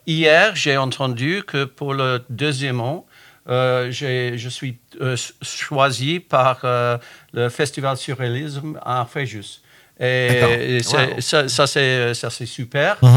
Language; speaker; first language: French; non-native, fluent; English